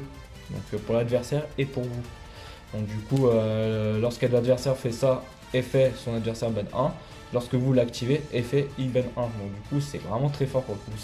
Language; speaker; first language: French; native; French